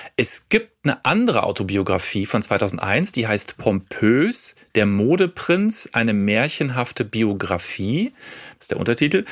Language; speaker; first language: German; native; German